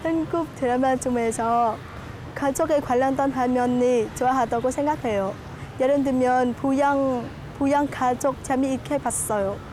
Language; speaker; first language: Korean; non-native, learner; Vietnamese